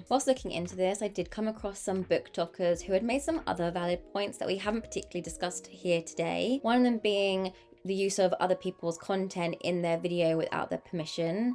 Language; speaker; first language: English; native; English